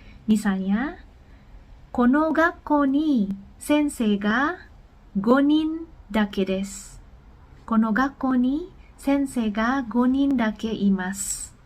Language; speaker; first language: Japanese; non-native, fluent; Indonesian